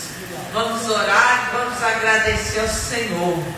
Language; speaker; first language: Portuguese; native; Portuguese